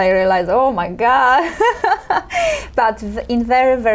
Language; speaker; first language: English; non-native, fluent; Polish